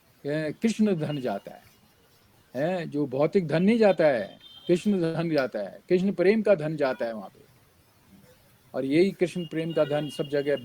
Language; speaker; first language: Hindi; native; Hindi